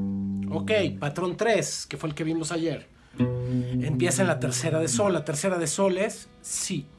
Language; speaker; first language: Spanish; native; Spanish